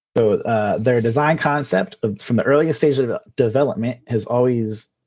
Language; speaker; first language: English; native; English